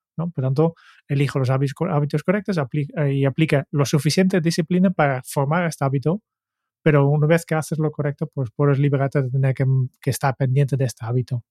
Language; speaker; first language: Spanish; non-native, fluent; Dutch